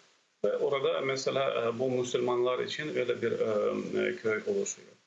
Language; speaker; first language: Turkish; non-native, fluent; Ukrainian